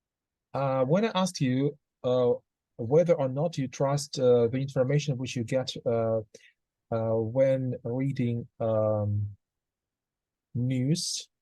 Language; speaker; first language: English; non-native, fluent; Russian